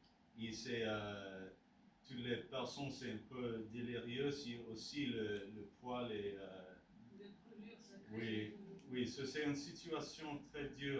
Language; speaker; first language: French; non-native, learner; English